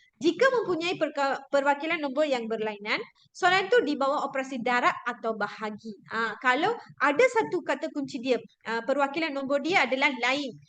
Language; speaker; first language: Malay; non-native, local second language; Tamil